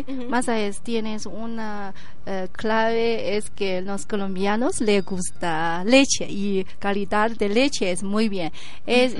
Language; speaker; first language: Spanish; non-native, learner; Chinese